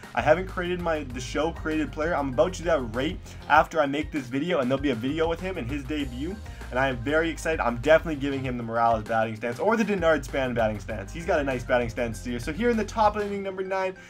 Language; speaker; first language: English; native; English